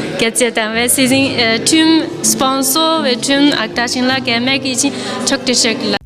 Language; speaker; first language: Turkish; non-native, learner; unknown